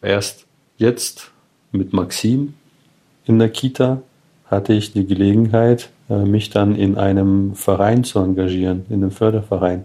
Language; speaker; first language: German; non-native, fluent; Russian